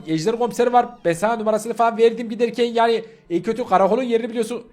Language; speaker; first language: Turkish; native; Turkish